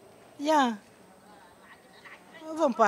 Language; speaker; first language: Dutch; non-native, local second language; Papiamento